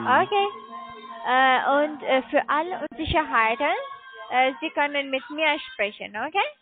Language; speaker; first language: German; non-native, learner; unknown